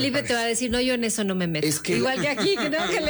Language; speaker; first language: Spanish; native; Spanish